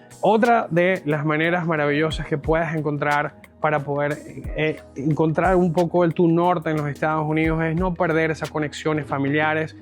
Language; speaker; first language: Spanish; native; Spanish